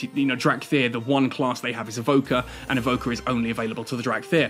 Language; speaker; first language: English; native; English